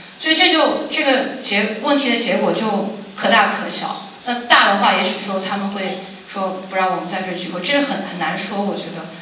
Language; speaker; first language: Chinese; early bilingual, heritage; Chinese